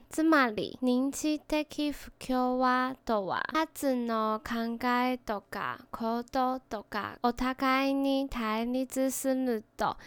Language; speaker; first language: Japanese; non-native, learner; Chinese